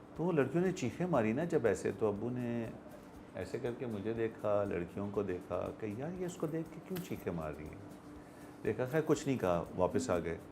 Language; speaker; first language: Urdu; native; Urdu